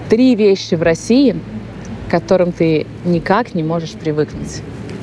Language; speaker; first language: Russian; native; Russian